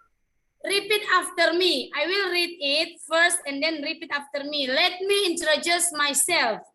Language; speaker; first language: English; non-native, learner; Indonesian